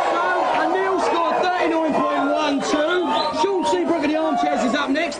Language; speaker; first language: English; native; English